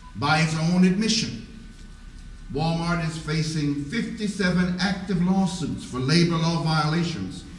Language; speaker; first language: English; native; English